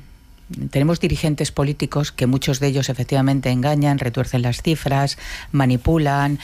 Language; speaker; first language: Spanish; native; Spanish